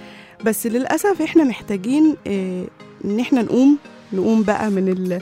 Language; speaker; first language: Arabic; native; Arabic